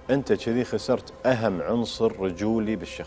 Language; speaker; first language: Arabic; native; Arabic